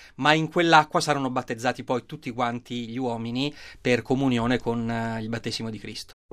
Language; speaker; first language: Italian; native; Italian